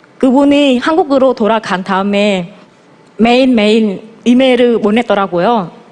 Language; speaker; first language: Korean; non-native, fluent; Vietnamese